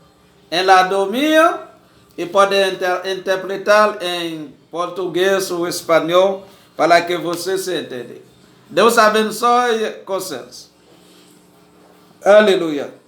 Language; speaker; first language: Portuguese; non-native, learner; Haitian Creole